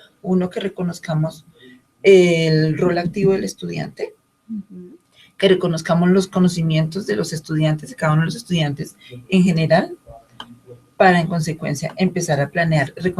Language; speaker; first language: Spanish; native; Spanish